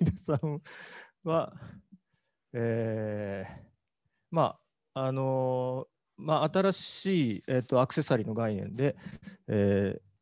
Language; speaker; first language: Japanese; native; Japanese